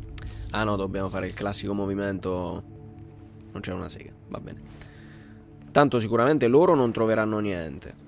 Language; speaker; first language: Italian; native; Italian